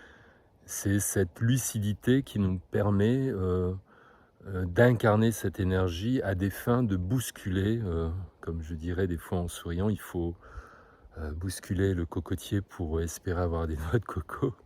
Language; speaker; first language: French; native; French